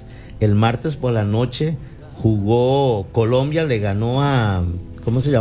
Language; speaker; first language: Spanish; native; Spanish